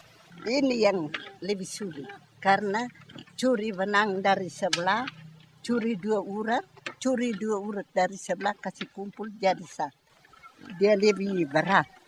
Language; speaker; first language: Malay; non-native, local second language; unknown